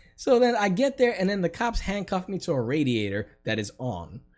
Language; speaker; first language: English; native; English